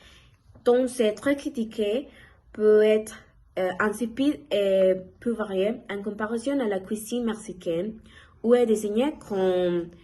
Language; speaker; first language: French; non-native, learner; Spanish